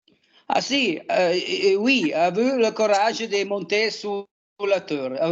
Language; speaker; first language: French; non-native, learner; Italian